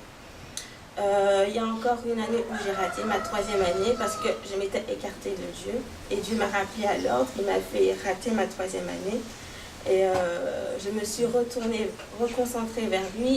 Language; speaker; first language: French; native; French